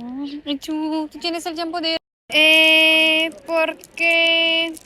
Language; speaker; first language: Spanish; non-native, learner; French